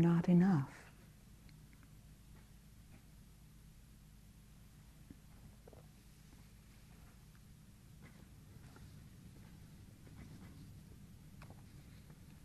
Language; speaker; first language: English; native; English